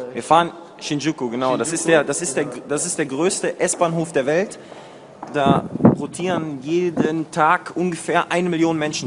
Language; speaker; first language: German; native; German